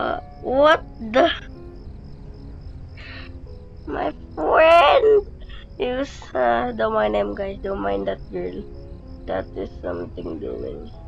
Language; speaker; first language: English; non-native, local second language; Filipino